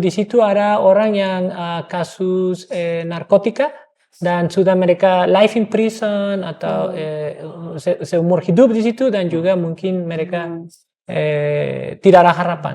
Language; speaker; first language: Indonesian; non-native, fluent; English